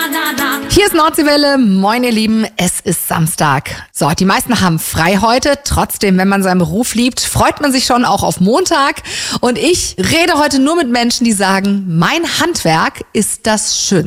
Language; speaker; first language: German; native; German